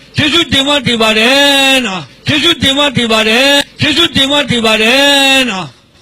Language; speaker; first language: Burmese; non-native, local second language; Karen languages